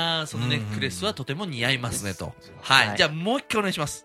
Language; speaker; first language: Japanese; native; Japanese